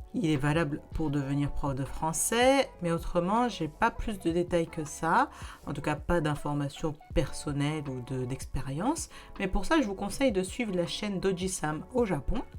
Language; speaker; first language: French; native; French